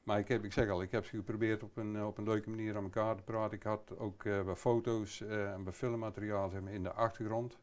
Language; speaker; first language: Dutch; native; Dutch